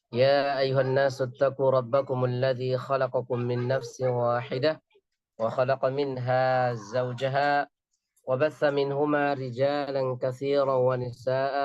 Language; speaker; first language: Arabic; non-native, fluent; Indonesian